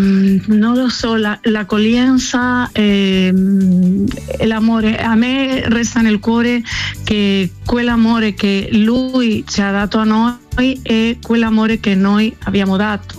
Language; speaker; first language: Italian; non-native, fluent; Spanish